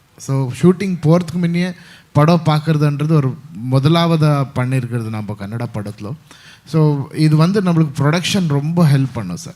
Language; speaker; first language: Tamil; non-native, local second language; Kannada